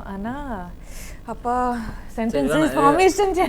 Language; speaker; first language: Tamil; non-native, learner; Kannada